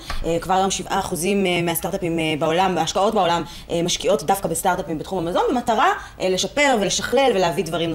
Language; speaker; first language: Hebrew; native; Hebrew